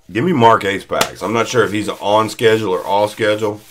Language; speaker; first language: English; native; English